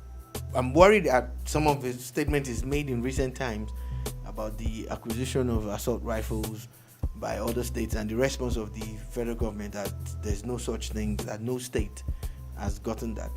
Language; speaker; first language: English; non-native, local second language; Yoruba